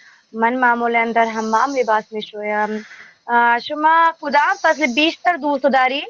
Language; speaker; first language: Persian; non-native, learner; Urdu